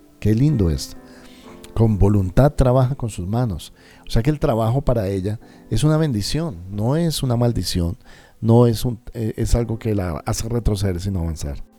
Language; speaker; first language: Spanish; native; Spanish